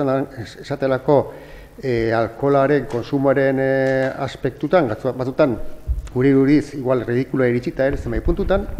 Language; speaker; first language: Basque; native; Basque